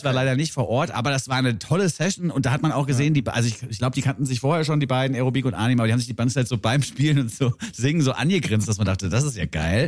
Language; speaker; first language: German; native; German